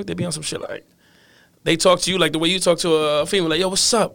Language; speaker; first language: English; native; English